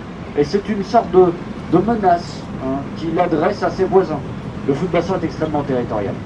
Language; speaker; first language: French; native; French